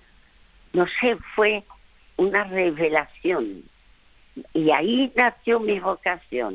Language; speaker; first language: Spanish; early bilingual, other home language; French